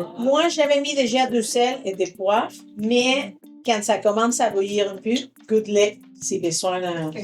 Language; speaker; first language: French; non-native, fluent; Spanish